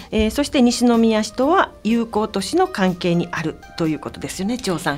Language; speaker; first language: Japanese; native; Japanese